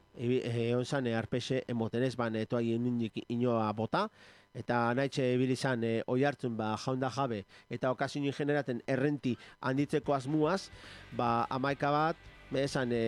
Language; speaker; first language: Basque; native; Basque